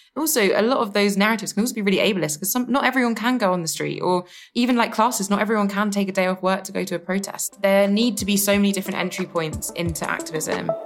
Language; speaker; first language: English; native; English